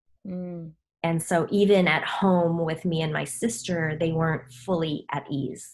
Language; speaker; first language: English; early bilingual, other home language; Korean